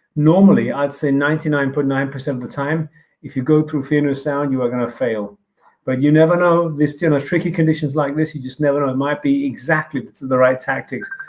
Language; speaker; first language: English; non-native, fluent; Danish